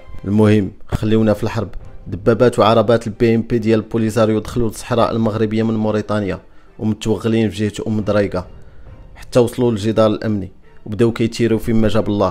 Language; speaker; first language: Arabic; native; Arabic